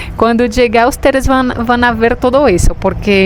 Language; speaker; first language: Spanish; non-native, fluent; Portuguese